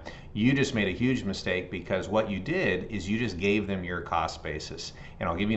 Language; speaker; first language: English; native; English